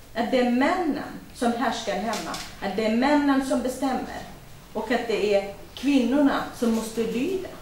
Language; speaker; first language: Swedish; non-native, fluent; Kurdish